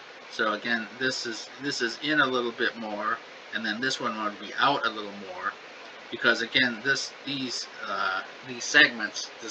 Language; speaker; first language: English; native; English